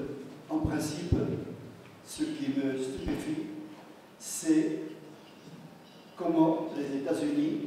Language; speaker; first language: French; non-native, fluent; Spanish